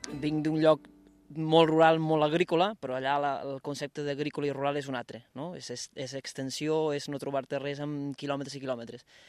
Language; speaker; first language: Catalan; non-native, fluent; Spanish